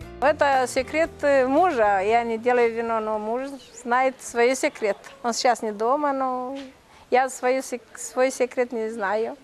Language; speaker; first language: Russian; non-native, local second language; Romanian